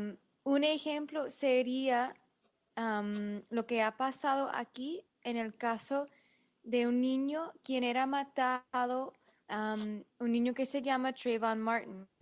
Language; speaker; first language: Spanish; non-native, fluent; English